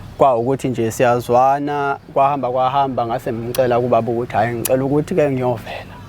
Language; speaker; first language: Zulu; native; Zulu